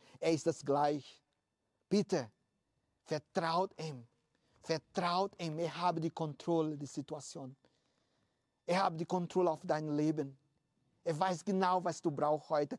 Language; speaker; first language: German; non-native, fluent; Portuguese